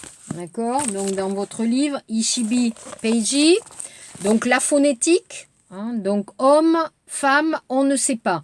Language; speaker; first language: French; native; French